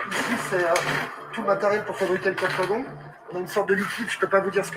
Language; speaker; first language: French; native; French